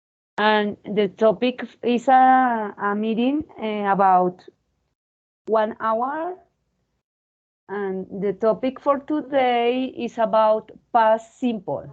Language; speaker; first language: English; non-native, fluent; Spanish